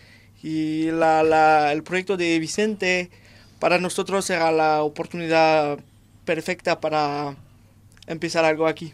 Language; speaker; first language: Spanish; non-native, fluent; French